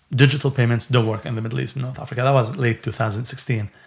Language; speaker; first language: English; non-native, fluent; Arabic